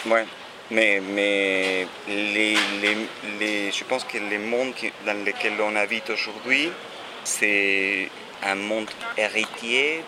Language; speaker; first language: French; non-native, fluent; Spanish